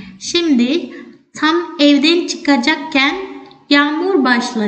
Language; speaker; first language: Turkish; non-native, fluent; Indonesian